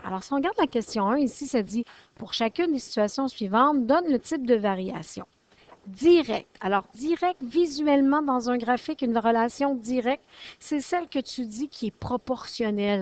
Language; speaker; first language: French; native; French